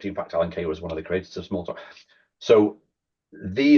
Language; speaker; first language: English; native; English